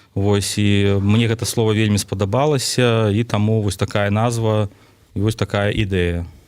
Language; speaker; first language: Belarusian; non-native, local second language; Russian